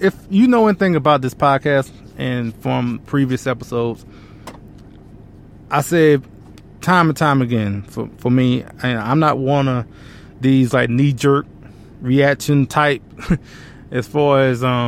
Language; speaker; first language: English; native; English